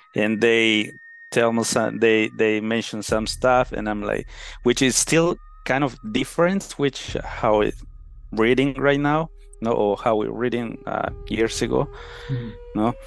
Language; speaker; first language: English; non-native, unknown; Kʼicheʼ